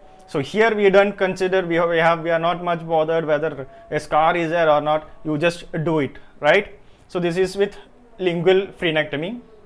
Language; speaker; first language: English; non-native, local second language; Malayalam